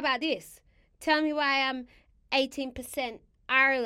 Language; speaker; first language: English; native; English